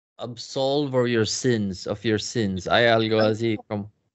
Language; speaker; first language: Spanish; non-native, learner; Swedish